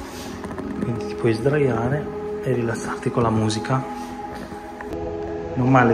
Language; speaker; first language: Italian; native; Italian